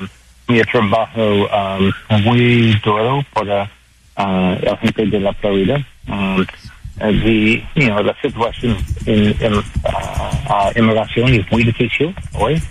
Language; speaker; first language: Spanish; non-native, learner; English